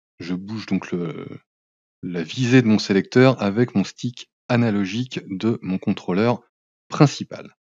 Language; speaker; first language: French; native; French